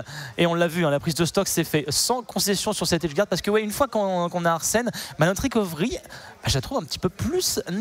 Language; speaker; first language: French; native; French